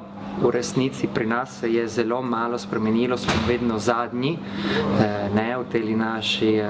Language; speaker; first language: Slovenian; non-native, local second language; Italian